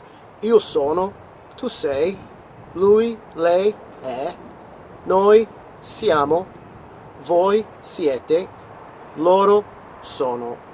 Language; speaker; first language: Italian; non-native, fluent; English